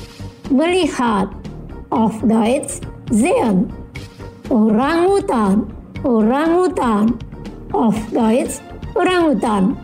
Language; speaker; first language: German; non-native, fluent; Indonesian